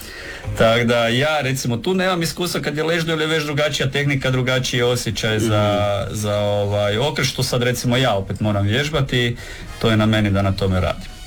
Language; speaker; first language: Serbian; native; Serbian